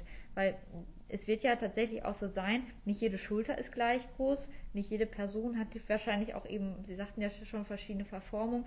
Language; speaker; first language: German; native; German